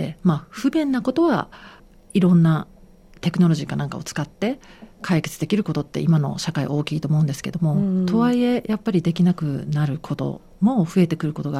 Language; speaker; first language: Japanese; native; Japanese